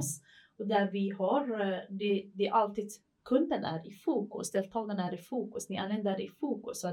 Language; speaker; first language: Swedish; non-native, fluent; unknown